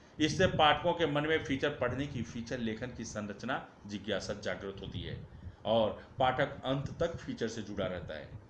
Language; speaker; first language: Hindi; native; Hindi